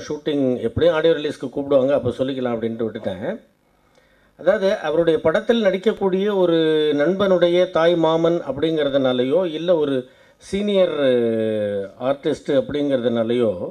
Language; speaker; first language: Tamil; native; Tamil